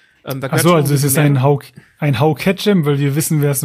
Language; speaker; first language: German; native; German